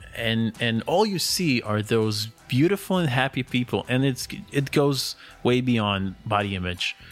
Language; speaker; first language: English; early bilingual, other home language; Russian